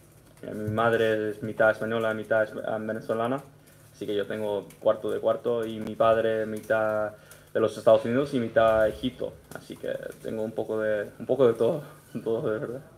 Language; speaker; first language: Spanish; early bilingual, heritage; English